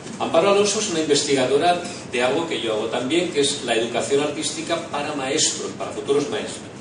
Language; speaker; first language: Spanish; non-native, local second language; Catalan